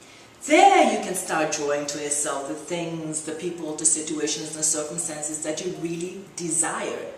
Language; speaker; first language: English; native; English